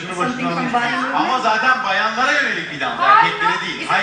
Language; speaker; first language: Turkish; native; Turkish